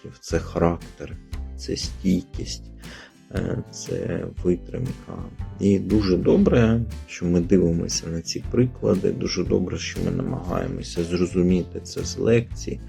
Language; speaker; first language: Ukrainian; native; Ukrainian